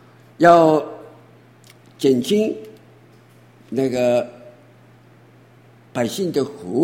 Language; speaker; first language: Chinese; native; Chinese